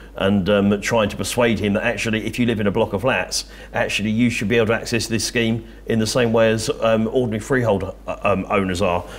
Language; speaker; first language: English; native; English